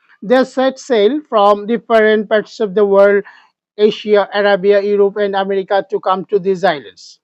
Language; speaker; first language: English; non-native, local second language; Bangla